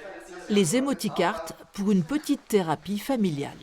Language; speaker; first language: French; native; French